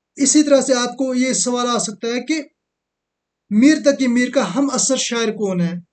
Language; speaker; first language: Urdu; non-native, local second language; Kashmiri